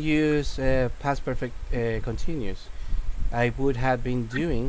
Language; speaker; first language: English; non-native, fluent; Spanish